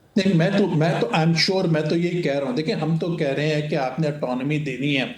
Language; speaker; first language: Urdu; non-native, local second language; Punjabi